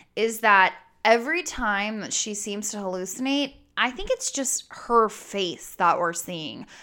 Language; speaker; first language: English; native; English